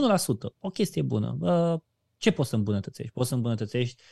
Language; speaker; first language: Romanian; native; Romanian